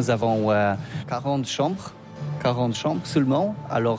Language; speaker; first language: French; non-native, learner; Polish